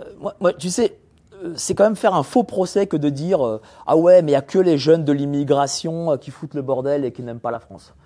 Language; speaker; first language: French; early bilingual, other home language; Polish